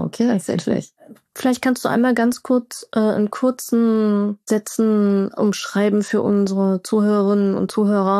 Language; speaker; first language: German; native; German